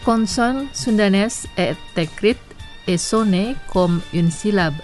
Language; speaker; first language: French; non-native, fluent; Indonesian